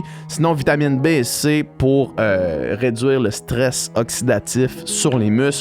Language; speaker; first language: French; native; French